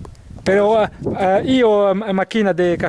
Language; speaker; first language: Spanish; non-native, learner; French